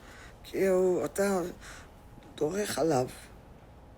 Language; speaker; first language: Hebrew; non-native, fluent; Dutch